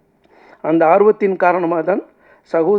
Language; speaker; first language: Tamil; native; Tamil